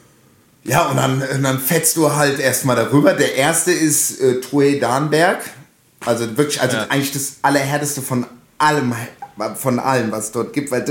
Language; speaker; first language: German; native; German